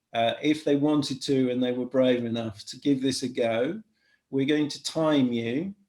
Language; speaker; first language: English; native; English